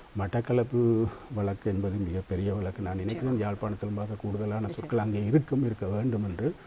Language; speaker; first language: Tamil; native; Tamil